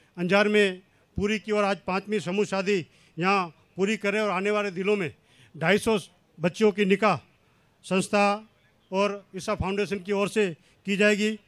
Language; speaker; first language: Hindi; non-native, local second language; Kachhi